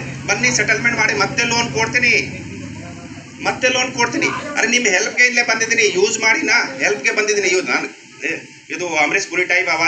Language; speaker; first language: Kannada; non-native, learner; Hindi